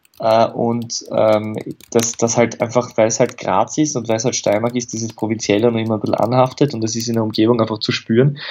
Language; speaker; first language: German; native; German